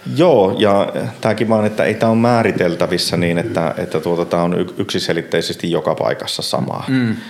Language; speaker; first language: Finnish; native; Finnish